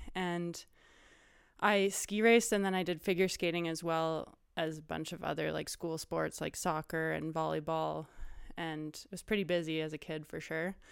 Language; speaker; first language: English; native; English